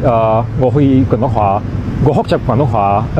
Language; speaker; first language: Cantonese; non-native, learner; English